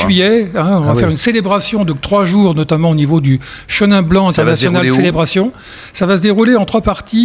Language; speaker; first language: French; native; French